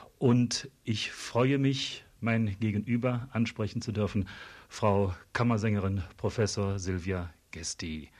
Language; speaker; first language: German; native; German